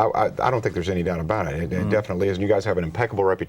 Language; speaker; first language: English; native; English